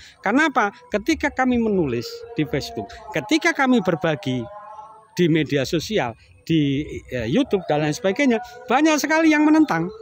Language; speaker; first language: Indonesian; native; Indonesian